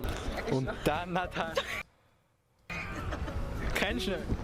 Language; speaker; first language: German; native; German